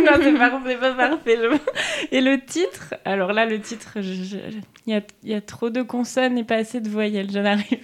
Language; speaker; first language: French; native; French